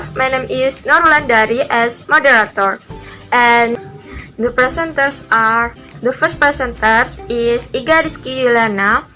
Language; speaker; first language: English; non-native, learner; Indonesian